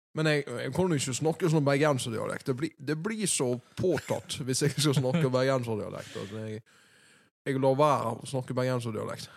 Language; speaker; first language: Norwegian; native; Norwegian